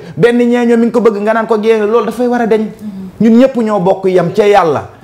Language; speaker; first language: Wolof; native; Wolof